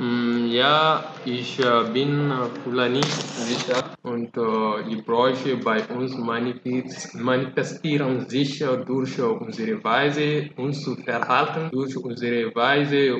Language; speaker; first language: German; non-native, fluent; Fula